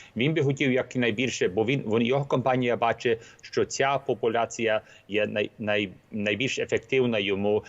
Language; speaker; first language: Ukrainian; early bilingual, heritage; Ukrainian